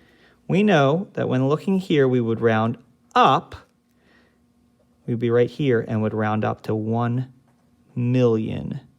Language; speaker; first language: English; native; English